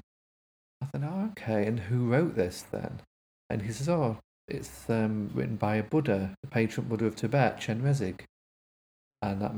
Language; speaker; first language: English; native; English